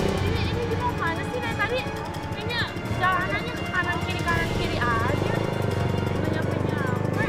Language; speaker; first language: Indonesian; native; Indonesian